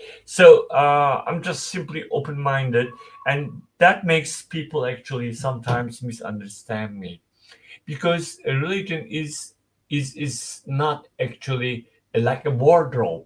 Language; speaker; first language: English; non-native, fluent; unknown